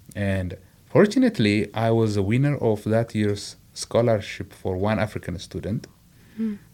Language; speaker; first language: English; non-native, fluent; Amharic